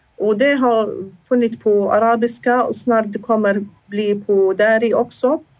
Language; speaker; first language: Swedish; non-native, fluent; Assyrian Neo-Aramaic